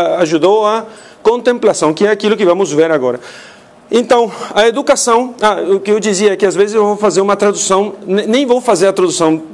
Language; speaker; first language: Portuguese; non-native, fluent; Spanish